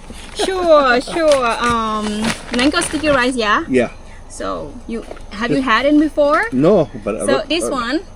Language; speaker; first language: English; non-native, learner; Thai